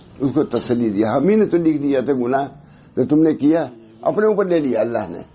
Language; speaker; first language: Urdu; native; Urdu